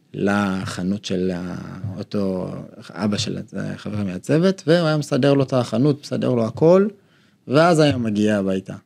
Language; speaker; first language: Hebrew; early bilingual, other home language; Amharic